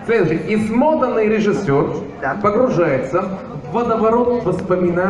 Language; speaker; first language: Russian; non-native, fluent; Italian